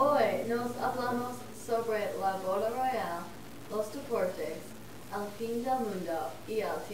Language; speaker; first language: Spanish; non-native, learner; English